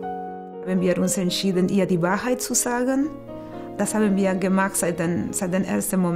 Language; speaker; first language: German; non-native, fluent; Portuguese